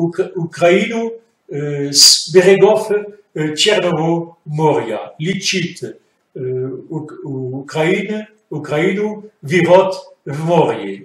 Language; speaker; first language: Russian; non-native, fluent; French